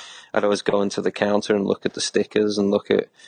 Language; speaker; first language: English; native; English